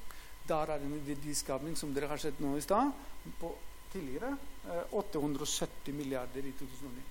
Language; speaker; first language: Norwegian; non-native, fluent; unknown